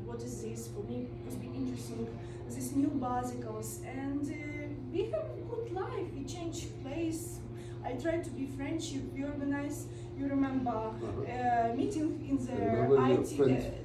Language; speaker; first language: English; non-native, learner; Russian